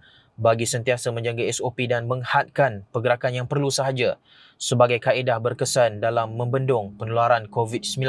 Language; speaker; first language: Malay; native; Malay